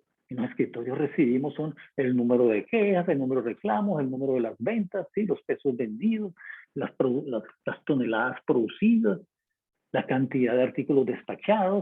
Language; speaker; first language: Spanish; native; Spanish